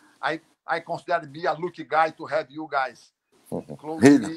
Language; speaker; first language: English; non-native, learner; Portuguese